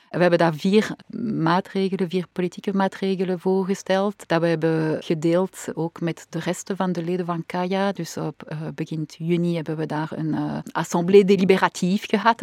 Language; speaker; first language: Dutch; non-native, local second language; French